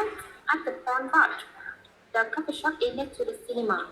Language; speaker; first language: English; non-native, learner; Vietnamese